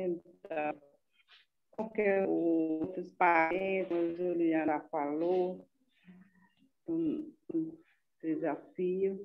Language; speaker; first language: Portuguese; non-native, local second language; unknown